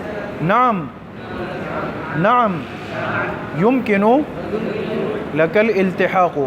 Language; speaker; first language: Arabic; non-native, fluent; Urdu